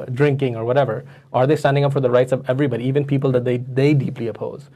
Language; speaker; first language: English; non-native, local second language; Urdu